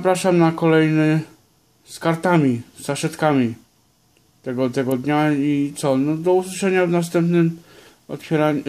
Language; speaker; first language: Polish; native; Polish